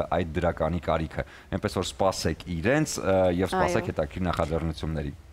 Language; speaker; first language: Armenian; native; Armenian